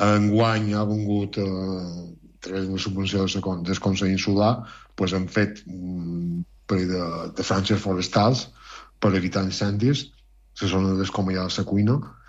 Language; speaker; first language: Catalan; native; Catalan